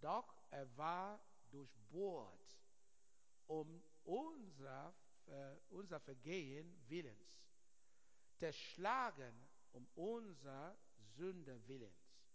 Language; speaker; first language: German; non-native, learner; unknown